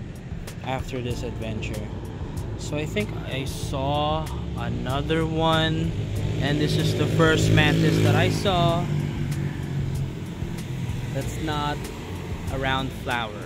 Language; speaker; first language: English; non-native, local second language; Filipino